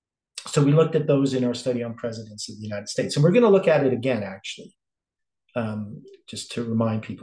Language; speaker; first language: English; native; English